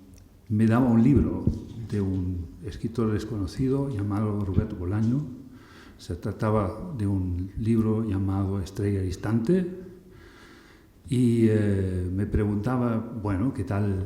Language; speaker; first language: Spanish; non-native, fluent; German